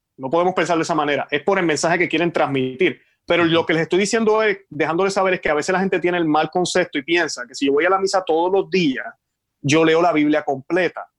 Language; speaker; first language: Spanish; native; Spanish